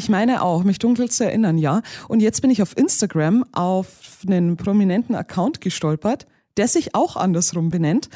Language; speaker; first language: German; native; German